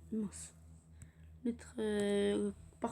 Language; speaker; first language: French; native; French